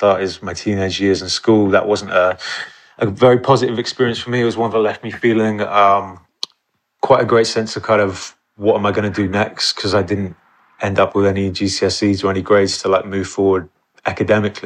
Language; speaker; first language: English; native; English